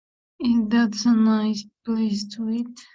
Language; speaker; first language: English; non-native, learner; Spanish